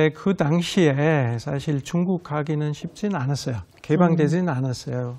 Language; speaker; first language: Korean; non-native, fluent; German